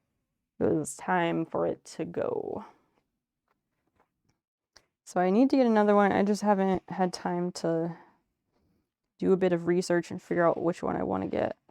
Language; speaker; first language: English; native; English